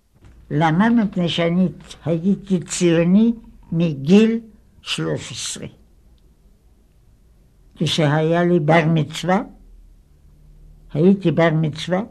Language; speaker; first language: Hebrew; non-native, fluent; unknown